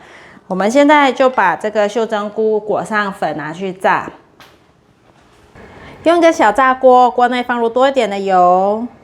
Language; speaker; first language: Chinese; native; Chinese